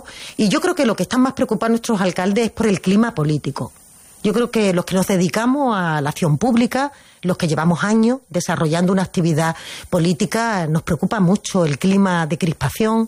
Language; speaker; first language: Spanish; native; Spanish